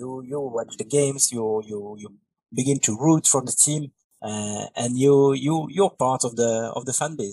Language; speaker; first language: English; non-native, fluent; French